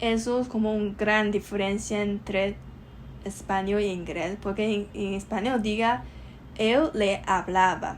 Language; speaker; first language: Spanish; non-native, learner; Chinese